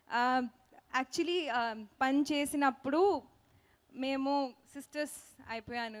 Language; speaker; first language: Telugu; non-native, local second language; Hindi